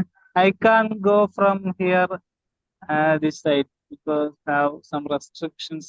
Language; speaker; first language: English; non-native, learner; Malayalam